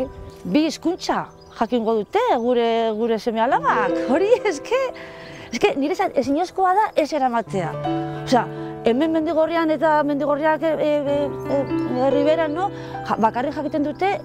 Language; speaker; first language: Basque; non-native, local second language; Spanish